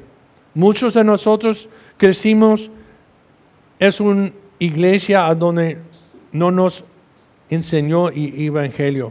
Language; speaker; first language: Spanish; non-native, fluent; English